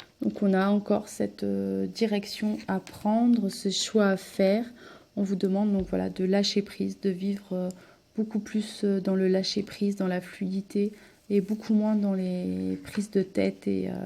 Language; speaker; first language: French; native; French